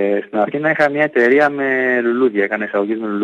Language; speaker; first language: Greek; native; Greek